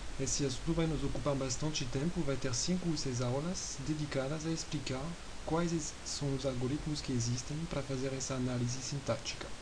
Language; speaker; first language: Portuguese; non-native, fluent; French